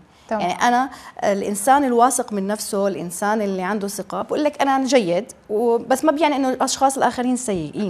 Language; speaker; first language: Arabic; native; Arabic